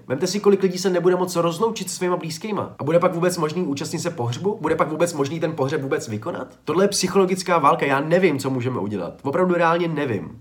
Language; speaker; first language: Czech; native; Czech